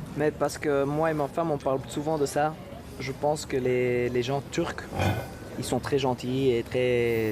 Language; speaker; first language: French; non-native, local second language; Dutch